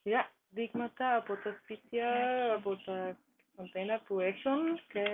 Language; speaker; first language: Greek; non-native, learner; German